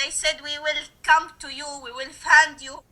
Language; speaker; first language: English; non-native, learner; Arabic